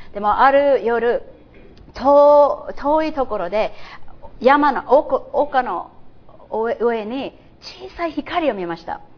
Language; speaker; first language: Japanese; non-native, fluent; English